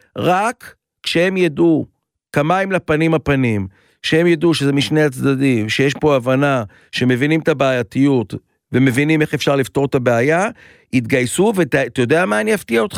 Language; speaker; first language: Hebrew; native; Hebrew